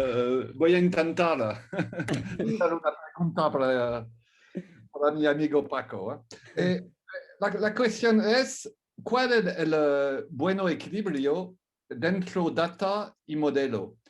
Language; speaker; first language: Spanish; non-native, learner; French